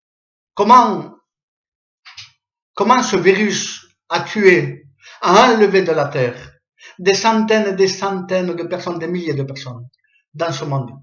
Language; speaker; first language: French; native; French